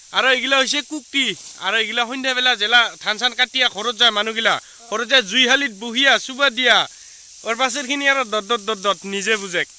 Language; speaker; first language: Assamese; non-native, local second language; Rangpuri